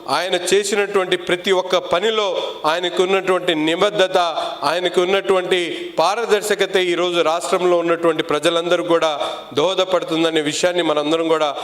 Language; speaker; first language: Telugu; non-native, local second language; Urdu